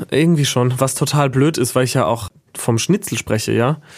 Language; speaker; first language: German; native; German